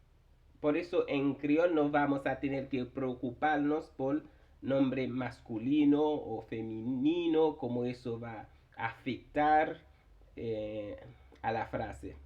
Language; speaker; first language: Spanish; non-native, fluent; Haitian Creole